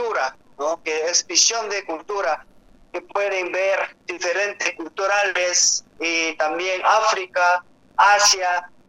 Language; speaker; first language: Spanish; non-native, learner; Korean